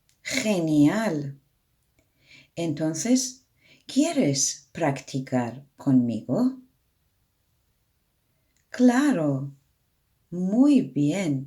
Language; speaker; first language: Spanish; non-native, learner; Persian